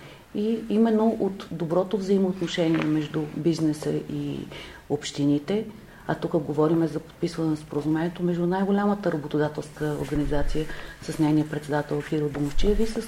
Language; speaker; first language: Bulgarian; native; Bulgarian